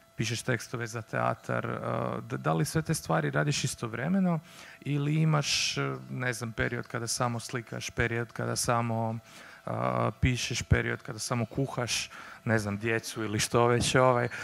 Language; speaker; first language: Croatian; native; Croatian